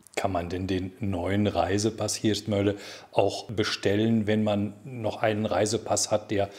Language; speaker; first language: German; native; German